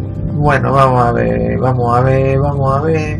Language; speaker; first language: Spanish; native; Spanish